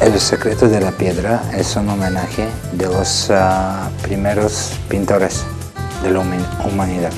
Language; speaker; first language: Spanish; non-native, learner; Bulgarian